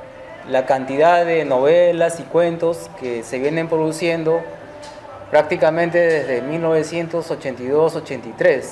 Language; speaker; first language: Spanish; native; Spanish